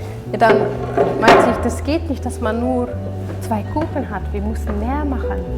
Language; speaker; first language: German; non-native, fluent; Dutch